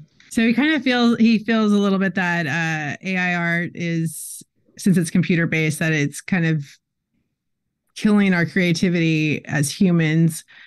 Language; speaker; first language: English; native; English